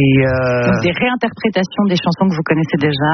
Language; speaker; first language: French; native; French